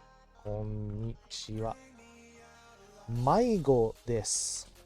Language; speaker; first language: Japanese; non-native, learner; English